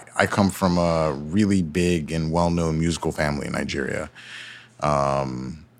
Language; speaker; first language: English; early bilingual, other home language; Yoruba